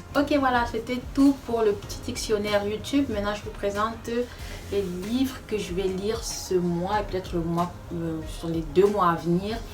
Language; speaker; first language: French; non-native, local second language; Fula